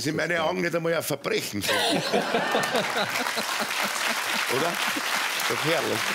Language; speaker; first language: German; native; German